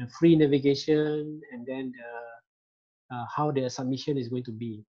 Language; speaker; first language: English; non-native, local second language; Malay